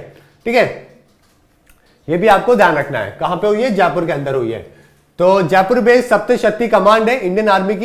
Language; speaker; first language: Hindi; native; Hindi